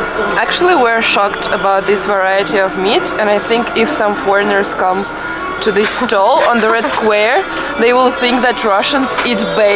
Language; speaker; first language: English; non-native, fluent; Russian